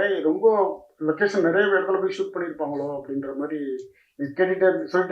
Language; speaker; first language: Tamil; native; Tamil